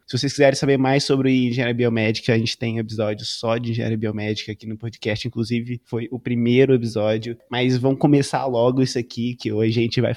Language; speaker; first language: Portuguese; native; Portuguese